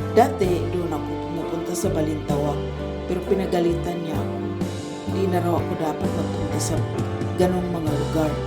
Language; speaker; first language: Filipino; non-native, local second language; Cebuano